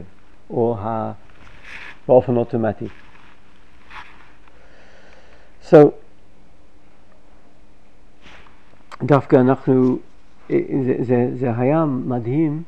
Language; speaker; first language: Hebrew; non-native, fluent; English